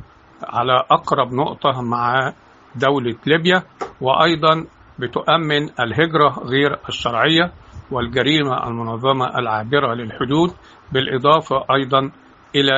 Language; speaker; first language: Arabic; native; Arabic